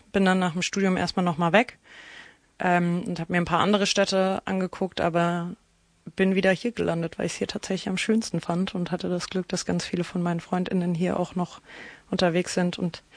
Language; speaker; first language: German; native; German